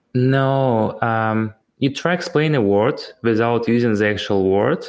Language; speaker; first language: English; non-native, fluent; Ukrainian